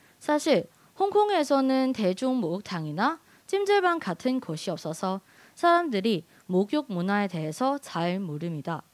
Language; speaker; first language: Korean; non-native, fluent; Cantonese